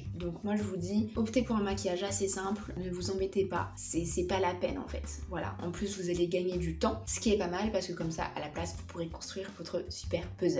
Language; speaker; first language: French; native; French